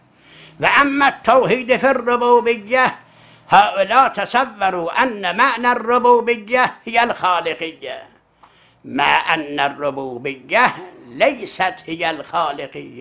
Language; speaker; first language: Arabic; non-native, fluent; Azerbaijani